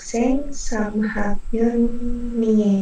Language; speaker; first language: Korean; non-native, learner; Indonesian